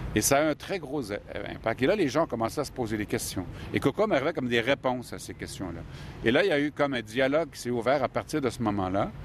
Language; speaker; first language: French; native; French